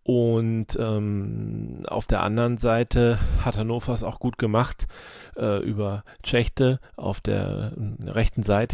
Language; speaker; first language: German; native; German